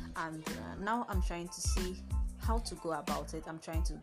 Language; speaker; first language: English; non-native, local second language; Yoruba